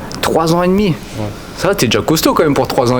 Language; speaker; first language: French; native; French